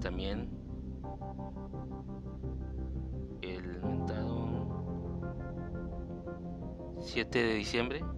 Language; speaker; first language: Spanish; native; Spanish